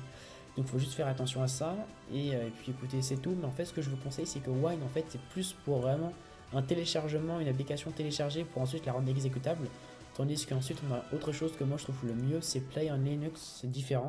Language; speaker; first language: French; native; French